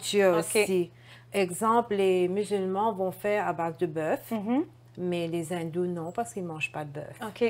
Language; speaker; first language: French; non-native, local second language; Morisyen